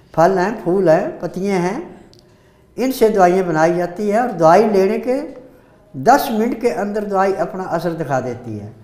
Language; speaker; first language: Hindi; native; Hindi